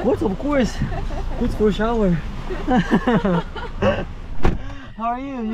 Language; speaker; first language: English; non-native, learner; Korean